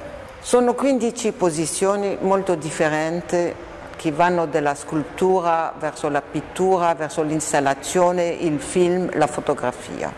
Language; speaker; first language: Italian; non-native, fluent; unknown